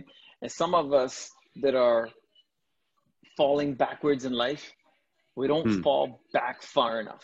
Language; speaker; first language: English; non-native, local second language; Tamil